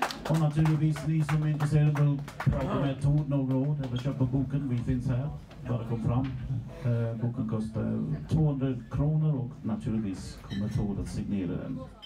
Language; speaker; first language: Swedish; non-native, learner; English